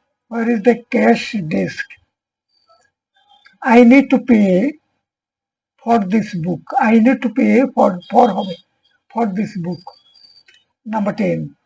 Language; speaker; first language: English; non-native, local second language; Bangla